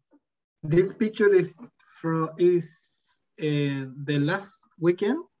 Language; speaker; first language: English; non-native, learner; Spanish